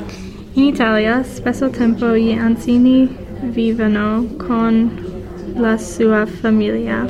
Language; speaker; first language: Italian; non-native, learner; English